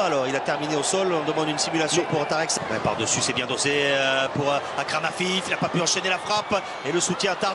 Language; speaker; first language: French; native; French